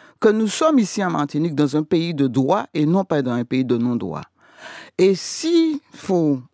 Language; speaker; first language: French; native; French